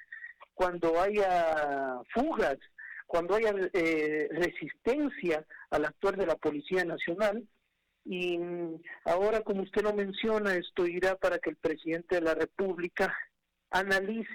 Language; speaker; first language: Spanish; native; Spanish